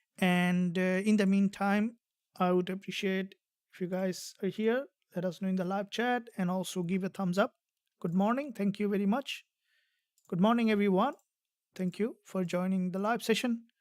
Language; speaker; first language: English; non-native, fluent; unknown